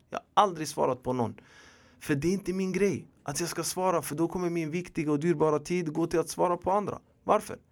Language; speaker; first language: Swedish; early bilingual, other home language; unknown